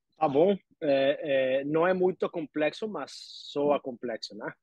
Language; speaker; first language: Portuguese; non-native, learner; Spanish